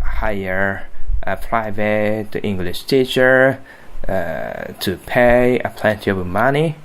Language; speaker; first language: English; non-native, learner; Japanese